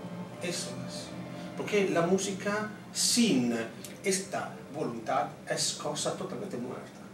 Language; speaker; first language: Spanish; non-native, fluent; Italian